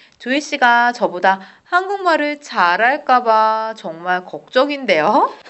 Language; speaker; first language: Korean; native; Korean